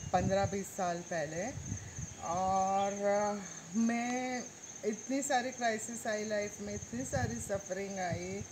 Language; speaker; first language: Hindi; non-native, local second language; Gujarati